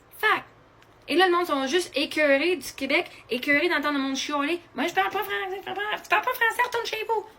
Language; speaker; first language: French; native; French